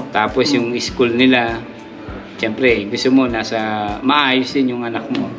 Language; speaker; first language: Filipino; native; Filipino